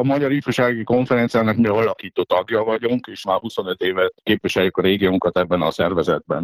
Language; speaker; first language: Hungarian; native; Hungarian